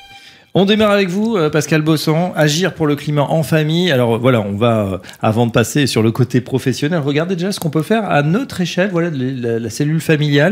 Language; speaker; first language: French; native; French